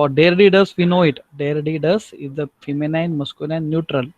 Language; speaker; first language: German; non-native, fluent; Marathi